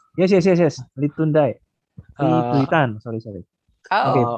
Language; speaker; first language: English; non-native, fluent; Indonesian